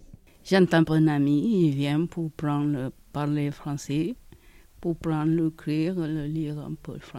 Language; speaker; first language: French; non-native, learner; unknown